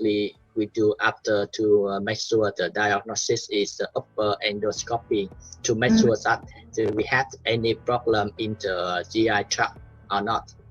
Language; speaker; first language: English; non-native, learner; Vietnamese